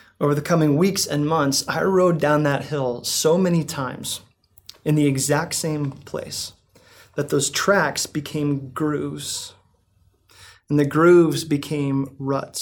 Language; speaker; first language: English; native; English